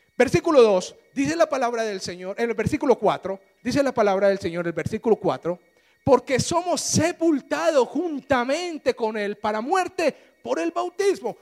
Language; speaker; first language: Spanish; native; Spanish